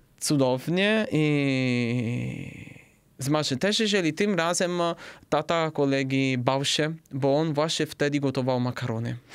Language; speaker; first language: Polish; non-native, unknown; Italian